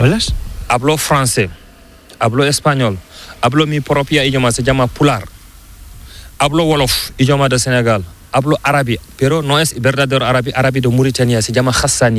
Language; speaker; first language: Spanish; non-native, learner; Fula